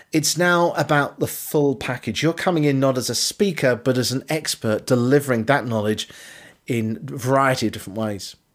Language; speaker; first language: English; native; English